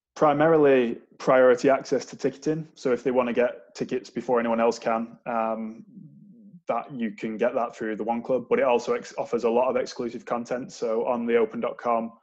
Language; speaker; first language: English; native; English